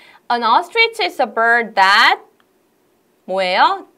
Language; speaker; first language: English; non-native, fluent; Korean